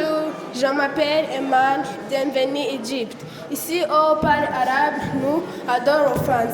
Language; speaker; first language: French; non-native, learner; Kinyarwanda